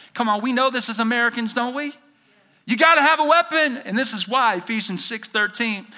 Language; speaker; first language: English; native; English